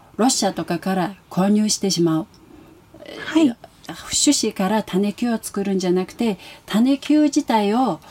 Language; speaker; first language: Japanese; non-native, fluent; Mongolian